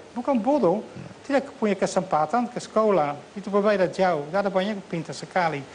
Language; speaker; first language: Indonesian; non-native, fluent; Dutch